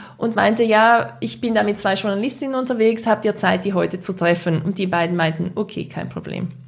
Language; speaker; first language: German; native; German